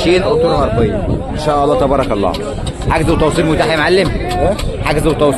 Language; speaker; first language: Arabic; native; Arabic